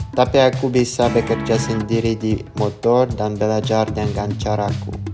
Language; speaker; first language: Indonesian; non-native, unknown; Russian